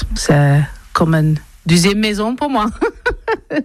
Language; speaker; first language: French; non-native, learner; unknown